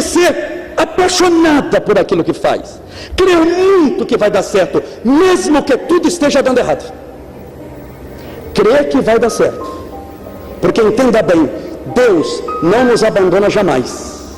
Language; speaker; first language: Portuguese; native; Portuguese